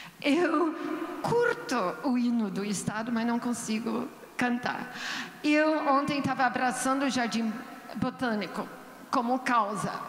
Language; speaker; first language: Portuguese; non-native, fluent; English